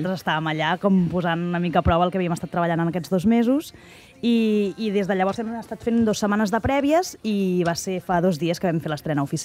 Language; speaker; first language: Catalan; native; Catalan